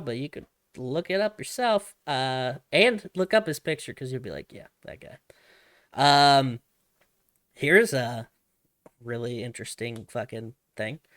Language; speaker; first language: English; native; English